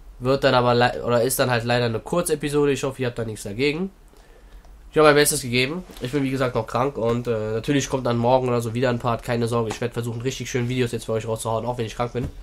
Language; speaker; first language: German; early bilingual, other home language; Turkish